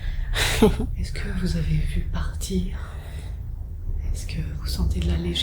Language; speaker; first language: French; native; French